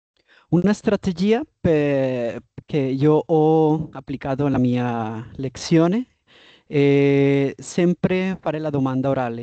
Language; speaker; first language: Italian; non-native, learner; Spanish